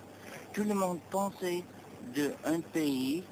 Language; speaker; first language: French; non-native, learner; English